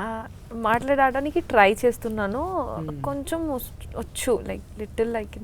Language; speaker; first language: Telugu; non-native, learner; Bangla